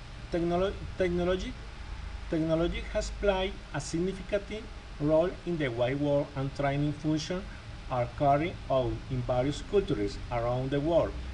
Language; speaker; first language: English; non-native, learner; Spanish